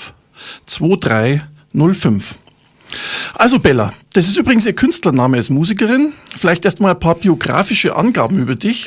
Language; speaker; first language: German; native; German